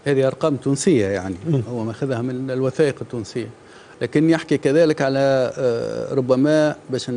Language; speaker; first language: Arabic; native; Arabic